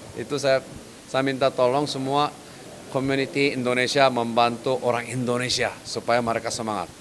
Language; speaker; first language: Indonesian; non-native, fluent; Korean